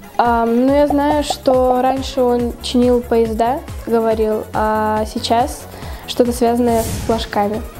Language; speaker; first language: Russian; native; Russian